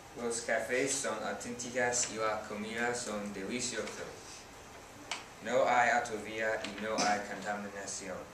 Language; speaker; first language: Spanish; non-native, learner; English